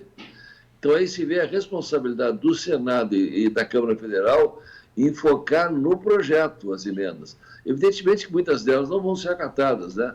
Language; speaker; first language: Portuguese; native; Portuguese